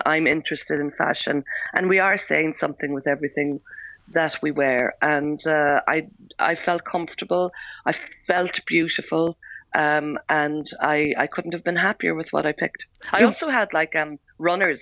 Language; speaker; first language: English; native; English